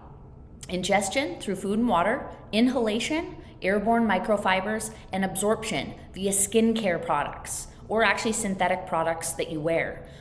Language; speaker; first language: English; native; English